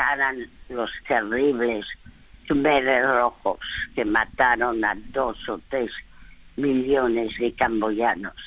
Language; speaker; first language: Spanish; early bilingual, other home language; French